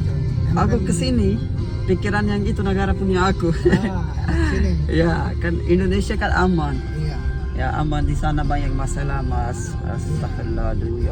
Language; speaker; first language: Indonesian; non-native, local second language; Urdu